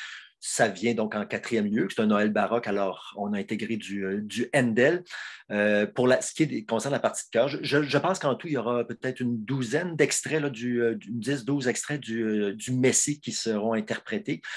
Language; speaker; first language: French; native; French